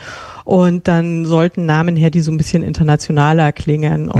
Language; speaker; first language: German; native; German